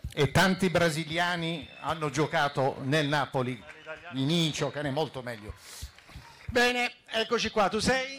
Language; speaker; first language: Italian; native; Italian